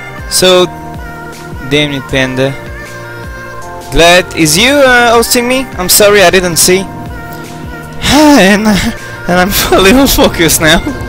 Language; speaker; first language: English; non-native, learner; French